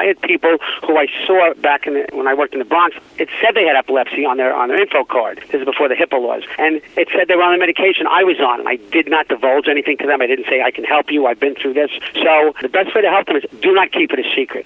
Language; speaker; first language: English; native; English